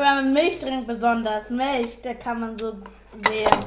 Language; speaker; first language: German; early bilingual, other home language; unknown